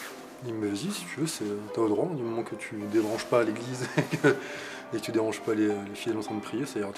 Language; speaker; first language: French; native; French